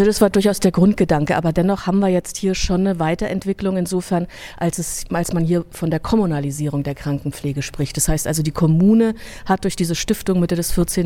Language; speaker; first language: German; native; German